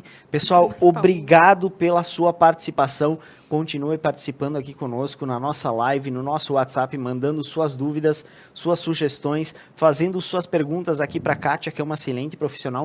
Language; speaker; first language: Portuguese; native; Portuguese